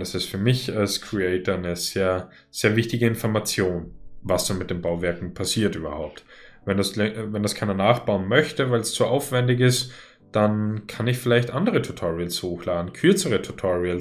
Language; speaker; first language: German; native; German